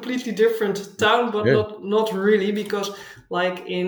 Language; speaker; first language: English; non-native, fluent; Dutch